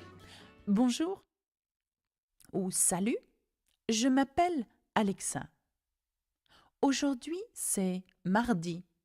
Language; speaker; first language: French; non-native, fluent; English